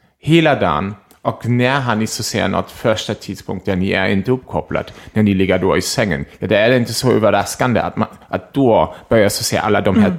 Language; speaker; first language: Swedish; non-native, fluent; German